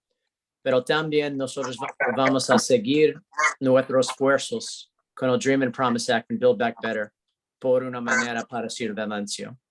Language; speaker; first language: Spanish; non-native, learner; English